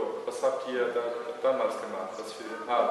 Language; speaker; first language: German; early bilingual, heritage; German